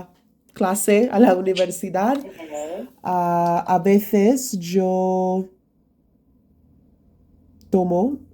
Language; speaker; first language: Spanish; non-native, learner; English